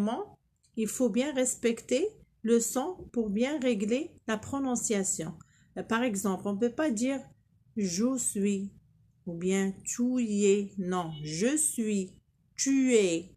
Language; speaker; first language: French; non-native, local second language; Arabic